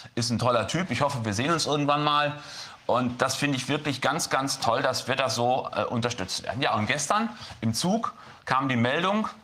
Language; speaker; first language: German; native; German